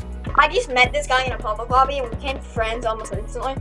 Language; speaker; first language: English; native; English